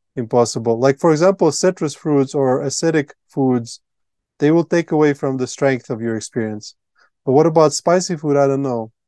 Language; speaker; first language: English; non-native, fluent; Latvian